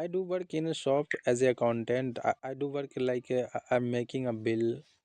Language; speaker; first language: English; non-native, learner; Hindi